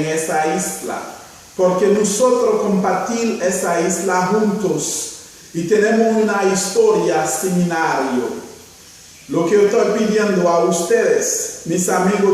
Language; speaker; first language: Spanish; non-native, fluent; Haitian Creole